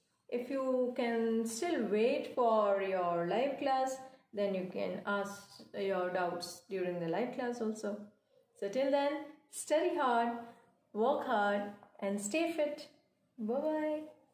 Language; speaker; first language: English; non-native, local second language; Punjabi